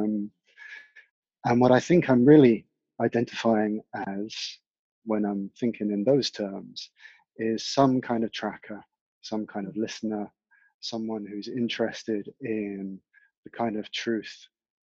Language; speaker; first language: English; native; English